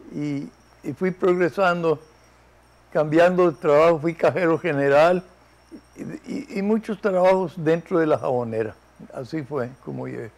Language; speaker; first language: Spanish; early bilingual, heritage; Spanish